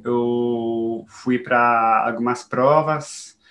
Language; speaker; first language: Portuguese; non-native, fluent; French